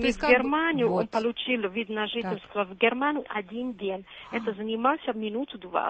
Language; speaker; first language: Russian; non-native, fluent; Italian